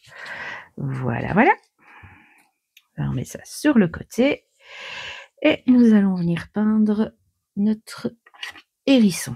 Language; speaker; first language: French; native; French